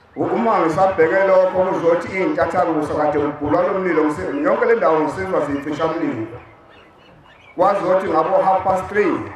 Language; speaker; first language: Zulu; native; Zulu